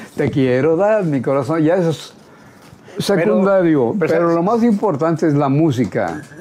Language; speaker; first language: Spanish; native; Spanish